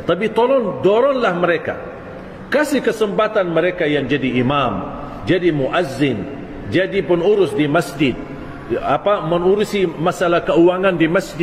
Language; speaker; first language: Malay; non-native, fluent; Arabic